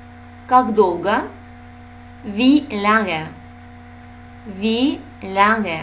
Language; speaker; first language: German; non-native, fluent; Russian